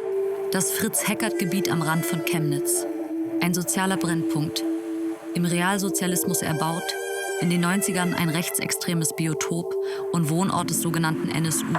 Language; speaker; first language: German; native; German